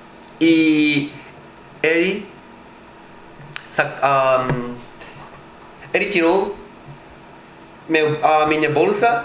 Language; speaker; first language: Spanish; non-native, learner; Portuguese